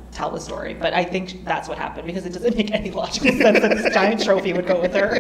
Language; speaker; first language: English; native; English